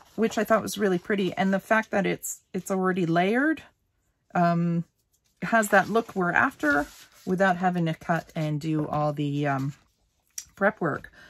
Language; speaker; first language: English; native; English